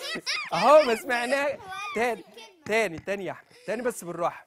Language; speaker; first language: Arabic; native; Arabic